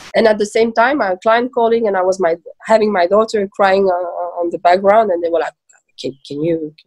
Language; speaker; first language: English; early bilingual, other home language; Persian